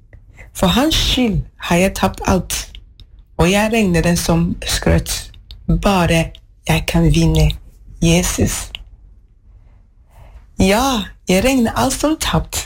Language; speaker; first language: Norwegian; non-native, fluent; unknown